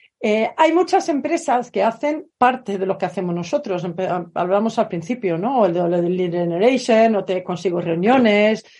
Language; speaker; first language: Spanish; non-native, fluent; Swedish